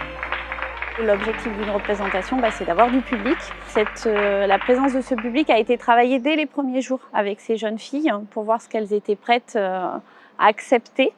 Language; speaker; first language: French; native; French